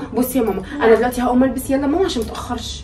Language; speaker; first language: Arabic; native; Arabic